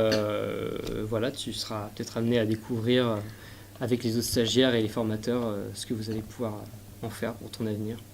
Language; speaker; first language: French; native; French